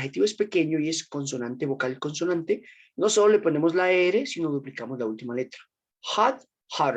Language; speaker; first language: Spanish; native; Spanish